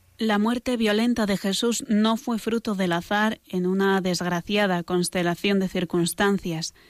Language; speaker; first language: Spanish; native; Spanish